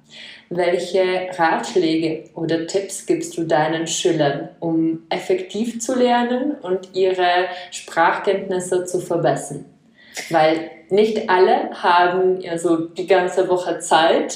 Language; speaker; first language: German; non-native, fluent; Czech